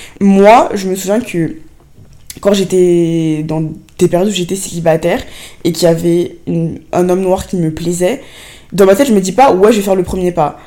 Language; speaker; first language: French; native; French